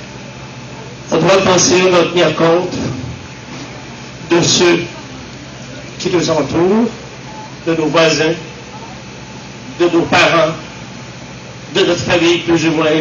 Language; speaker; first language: French; native; French